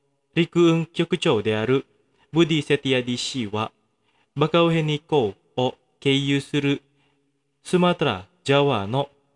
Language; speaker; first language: Japanese; non-native, fluent; Indonesian